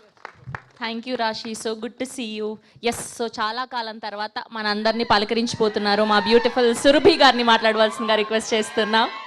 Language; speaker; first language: Telugu; native; Telugu